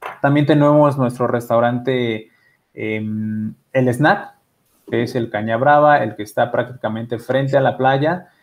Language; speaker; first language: Spanish; native; Spanish